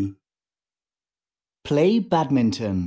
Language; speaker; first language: English; non-native, learner; Vietnamese